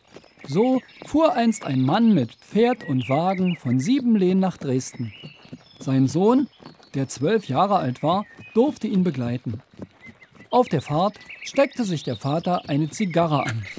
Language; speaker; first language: German; native; German